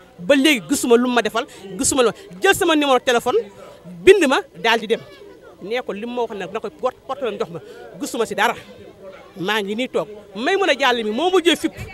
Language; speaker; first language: Wolof; non-native, local second language; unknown